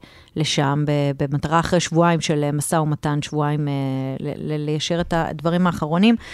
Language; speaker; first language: Hebrew; native; Hebrew